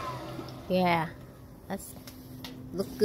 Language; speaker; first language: English; non-native, learner; Vietnamese